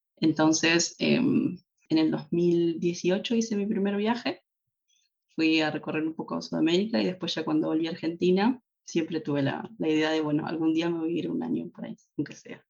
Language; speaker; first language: Spanish; native; Spanish